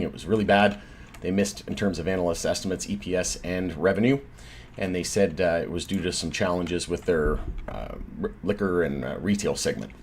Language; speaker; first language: English; native; English